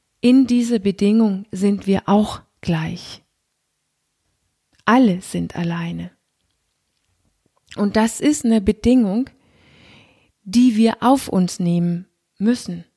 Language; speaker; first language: German; non-native, fluent; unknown